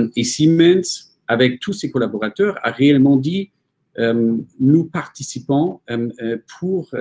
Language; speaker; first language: French; non-native, fluent; German